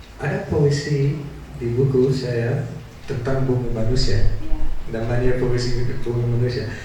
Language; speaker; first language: Indonesian; non-native, learner; Dutch